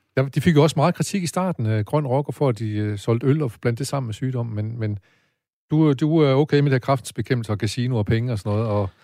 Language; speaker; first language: Danish; native; Danish